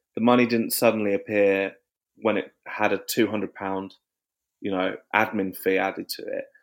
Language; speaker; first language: English; native; English